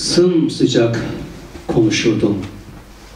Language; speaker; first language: Turkish; native; Turkish